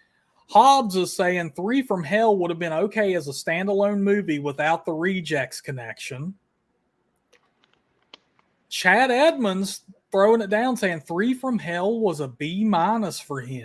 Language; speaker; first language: English; native; English